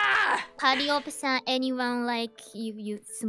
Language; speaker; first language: English; non-native, learner; Japanese